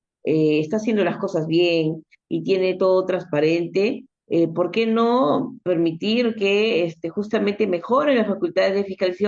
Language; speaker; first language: Spanish; native; Spanish